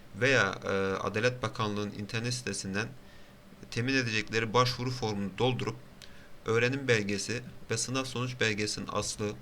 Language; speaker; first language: Turkish; native; Turkish